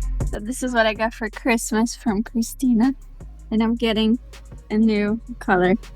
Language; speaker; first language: English; non-native, fluent; Polish